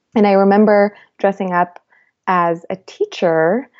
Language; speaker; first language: English; early bilingual, other home language; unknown